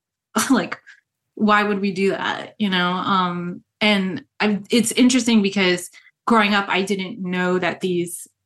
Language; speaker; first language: English; native; English